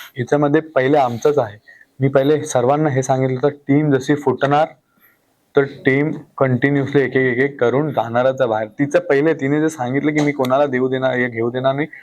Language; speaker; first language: Marathi; non-native, local second language; Hindi